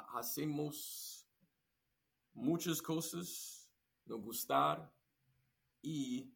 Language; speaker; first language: Spanish; non-native, learner; English